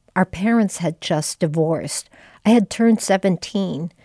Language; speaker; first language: English; non-native, local second language; Filipino